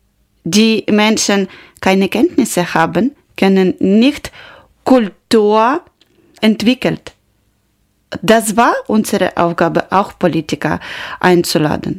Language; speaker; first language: German; non-native, learner; Ukrainian